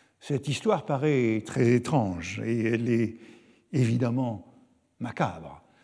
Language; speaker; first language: French; native; French